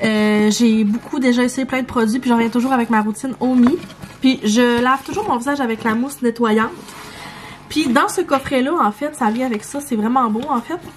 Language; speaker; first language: French; native; French